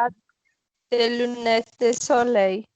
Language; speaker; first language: French; non-native, learner; Portuguese